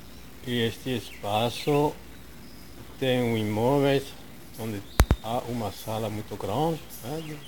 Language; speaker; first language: Portuguese; non-native, fluent; French